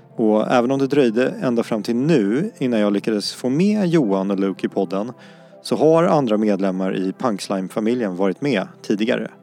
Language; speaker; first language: Swedish; native; Swedish